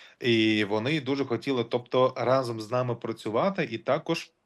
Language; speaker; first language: Ukrainian; non-native, local second language; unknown